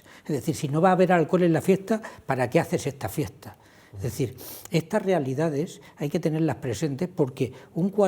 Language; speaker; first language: Spanish; native; Spanish